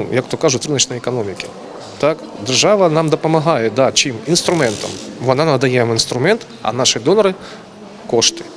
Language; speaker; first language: Ukrainian; native; Ukrainian